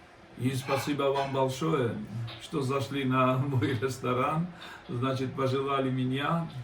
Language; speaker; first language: Russian; non-native, fluent; Georgian